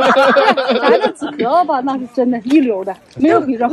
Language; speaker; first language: Chinese; native; Chinese